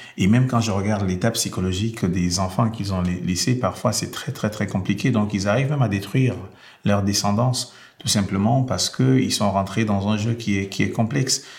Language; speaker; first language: French; non-native, local second language; Basaa